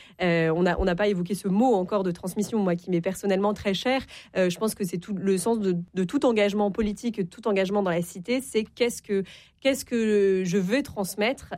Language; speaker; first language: French; native; French